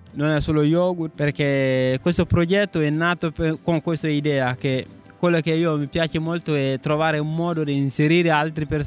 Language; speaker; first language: Italian; non-native, fluent; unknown